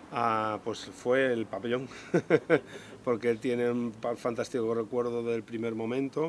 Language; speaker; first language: Spanish; native; Spanish